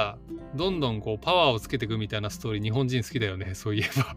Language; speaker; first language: Japanese; native; Japanese